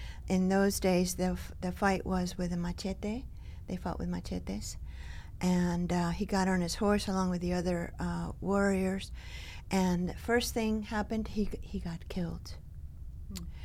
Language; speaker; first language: English; early bilingual, other home language; Spanish